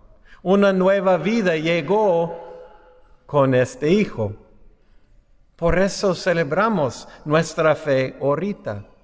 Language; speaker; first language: Spanish; non-native, fluent; English